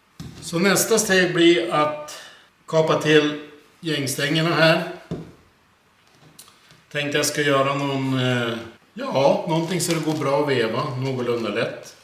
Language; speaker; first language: Swedish; native; Swedish